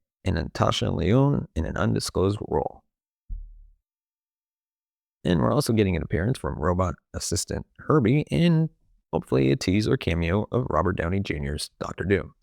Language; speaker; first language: English; native; English